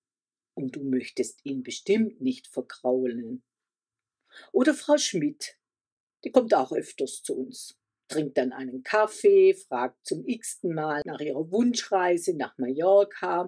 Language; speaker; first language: German; native; German